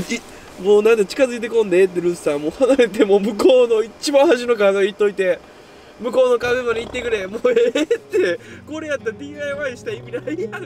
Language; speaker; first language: Japanese; native; Japanese